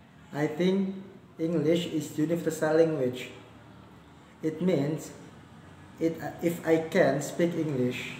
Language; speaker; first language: English; non-native, learner; Indonesian